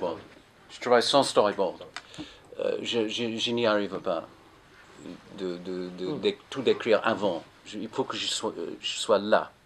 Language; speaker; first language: French; non-native, fluent; English